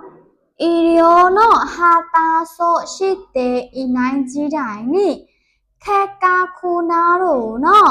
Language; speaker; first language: Japanese; non-native, learner; Burmese